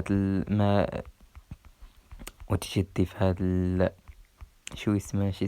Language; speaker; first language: Arabic; native; Arabic